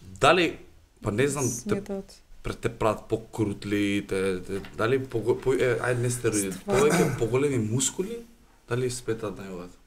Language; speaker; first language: Macedonian; native; Macedonian